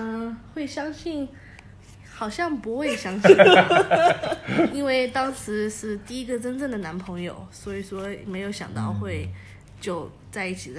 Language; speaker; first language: Chinese; early bilingual, heritage; Chinese